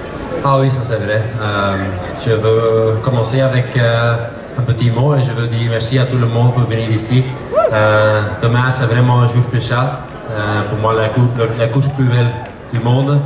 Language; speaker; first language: French; non-native, local second language; Dutch